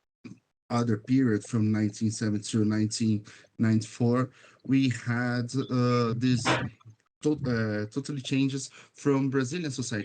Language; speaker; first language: English; non-native, fluent; Portuguese